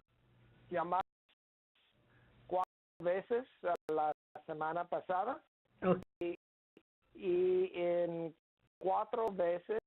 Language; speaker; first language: Spanish; non-native, learner; English